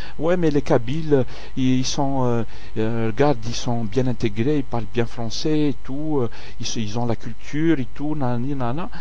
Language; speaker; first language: French; non-native, local second language; Kabyle